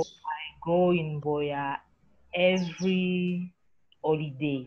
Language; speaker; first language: English; non-native, learner; French